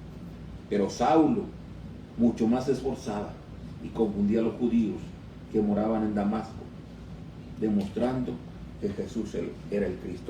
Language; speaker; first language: Spanish; native; Spanish